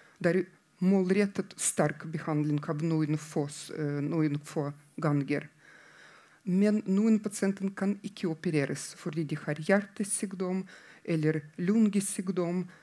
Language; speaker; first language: Norwegian; non-native, fluent; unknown